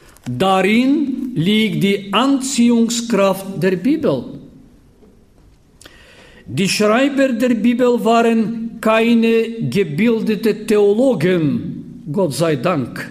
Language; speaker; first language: German; non-native, fluent; Bulgarian